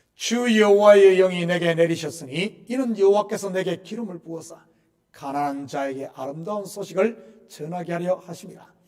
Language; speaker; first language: Korean; native; Korean